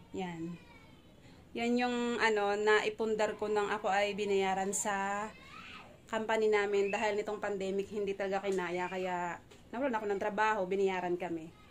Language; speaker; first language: Filipino; native; Filipino